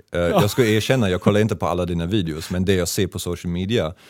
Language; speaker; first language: Swedish; non-native, fluent; German